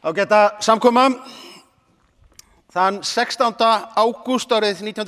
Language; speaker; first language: Icelandic; native; Icelandic